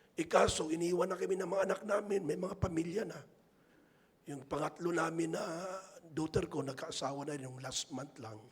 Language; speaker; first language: Filipino; non-native, local second language; Hiligaynon